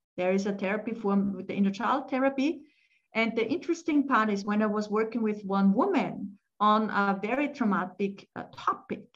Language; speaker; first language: English; non-native, fluent; German